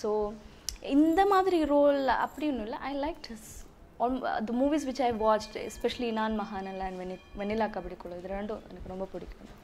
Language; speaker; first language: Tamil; non-native, learner; English